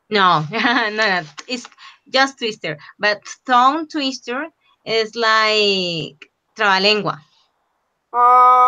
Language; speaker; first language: English; non-native, fluent; Spanish